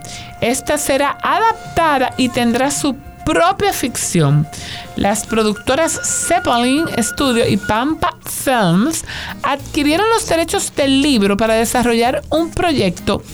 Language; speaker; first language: Spanish; native; Spanish